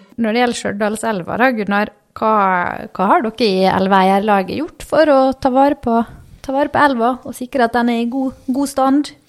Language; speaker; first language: Norwegian; native; Norwegian